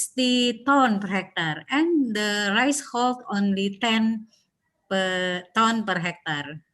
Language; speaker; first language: English; non-native, learner; Indonesian